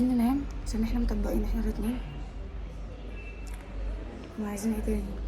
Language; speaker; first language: Arabic; native; Arabic